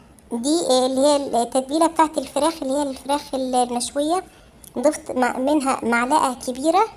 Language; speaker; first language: Arabic; native; Arabic